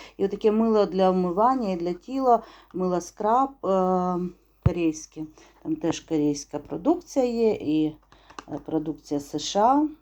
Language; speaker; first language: Ukrainian; non-native, local second language; Russian